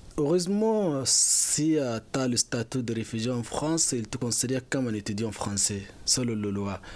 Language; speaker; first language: French; non-native, fluent; Arabic